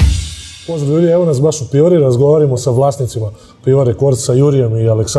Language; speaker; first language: Serbian; native; Serbian